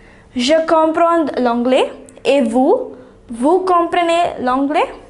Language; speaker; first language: French; non-native, fluent; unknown